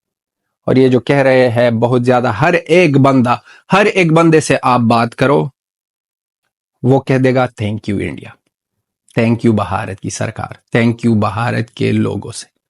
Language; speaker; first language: Hindi; non-native, fluent; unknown